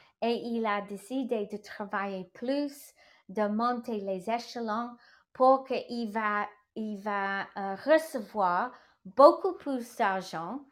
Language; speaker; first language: French; non-native, learner; English